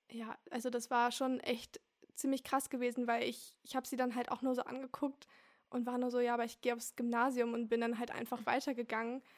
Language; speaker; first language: German; early bilingual, other home language; Turkish